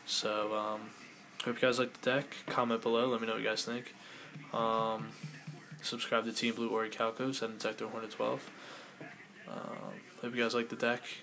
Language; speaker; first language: English; native; English